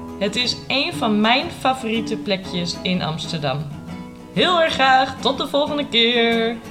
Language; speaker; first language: Dutch; native; Dutch